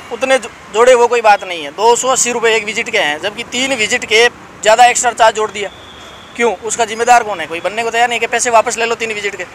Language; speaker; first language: Hindi; native; Hindi